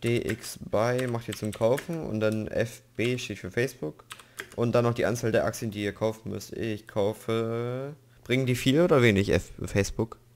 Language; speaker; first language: German; native; German